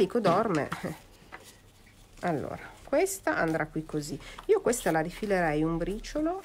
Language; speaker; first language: Italian; native; Italian